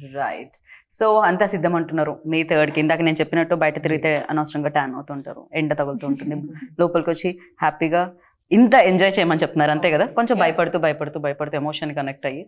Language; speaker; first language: Telugu; native; Telugu